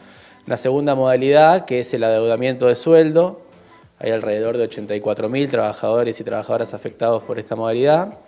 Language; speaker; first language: Spanish; native; Spanish